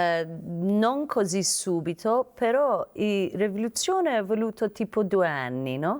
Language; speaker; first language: Italian; non-native, fluent; Persian